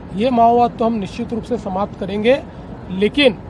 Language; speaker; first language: Hindi; non-native, local second language; Marathi